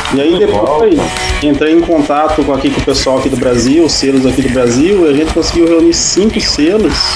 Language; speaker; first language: Portuguese; native; Portuguese